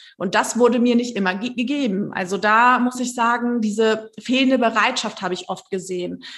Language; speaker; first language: German; early bilingual, other home language; Turkish